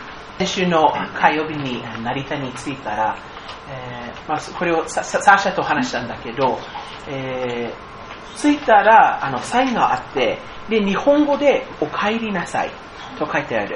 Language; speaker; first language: Japanese; non-native, fluent; English